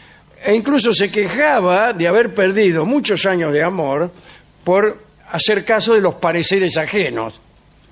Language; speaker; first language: Spanish; native; Spanish